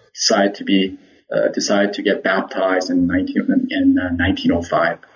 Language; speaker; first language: English; early bilingual, other home language; Korean